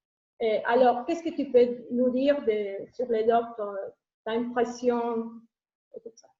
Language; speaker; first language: French; non-native, learner; Spanish